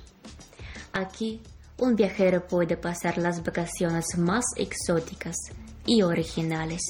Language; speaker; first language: Spanish; non-native, fluent; Ukrainian